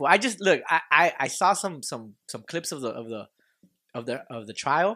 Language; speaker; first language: English; early bilingual, other home language; Spanish